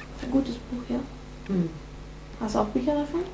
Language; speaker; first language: German; non-native, fluent; Gujarati